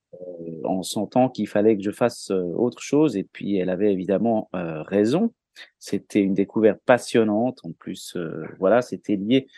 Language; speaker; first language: French; native; French